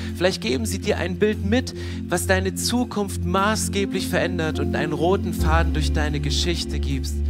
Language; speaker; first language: German; native; German